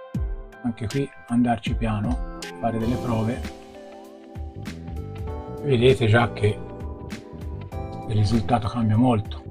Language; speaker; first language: Italian; native; Italian